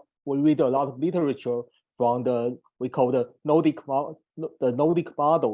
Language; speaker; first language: English; non-native, fluent; Chinese